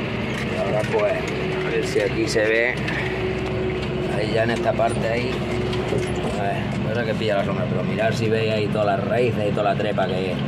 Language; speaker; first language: Spanish; native; Spanish